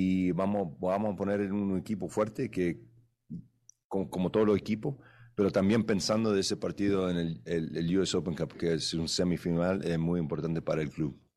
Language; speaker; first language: Spanish; early bilingual, heritage; English